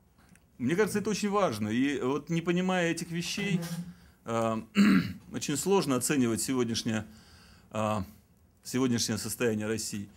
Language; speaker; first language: Russian; native; Russian